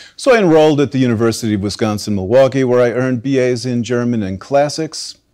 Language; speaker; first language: English; native; English